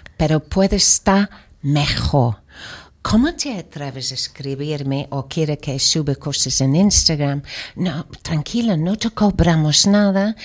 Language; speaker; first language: Spanish; non-native, fluent; English